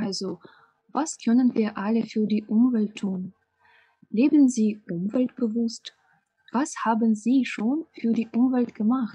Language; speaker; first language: German; non-native, fluent; Russian